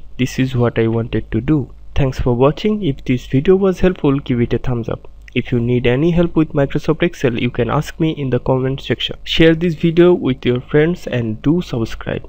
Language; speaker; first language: English; non-native, fluent; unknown